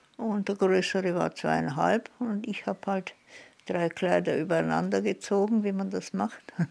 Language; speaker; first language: German; native; German